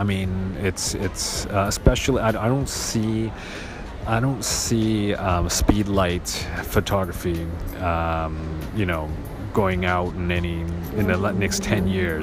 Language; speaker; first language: English; non-native, local second language; Cantonese